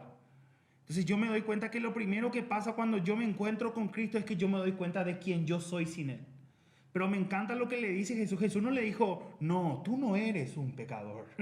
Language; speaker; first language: Spanish; native; Spanish